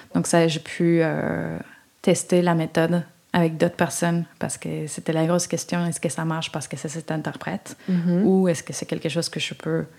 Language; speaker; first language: French; non-native, fluent; Spanish